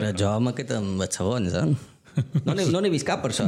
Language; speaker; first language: Catalan; native; Catalan